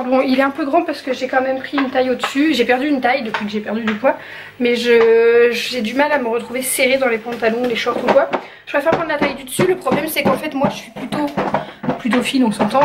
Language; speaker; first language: French; native; French